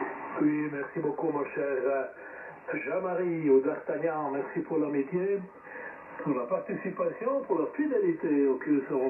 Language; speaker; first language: French; non-native, local second language; Italian